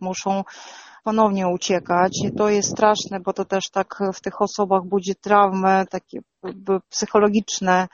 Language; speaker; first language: Polish; non-native, fluent; Russian